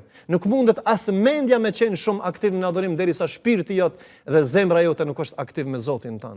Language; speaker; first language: Albanian; native; Albanian